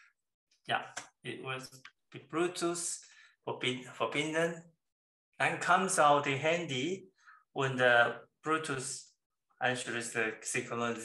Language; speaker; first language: German; non-native, learner; Chinese